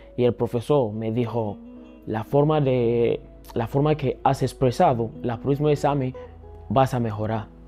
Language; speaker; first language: Spanish; early bilingual, other home language; Akan